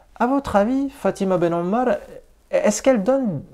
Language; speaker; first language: French; native; French